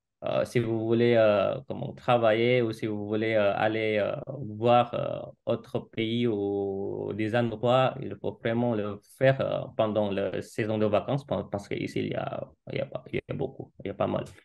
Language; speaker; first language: French; non-native, fluent; Indonesian